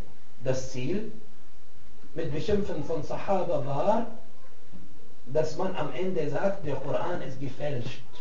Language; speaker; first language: German; non-native, fluent; Arabic